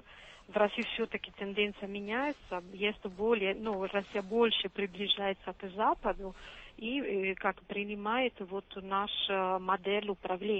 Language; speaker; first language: Russian; non-native, fluent; Italian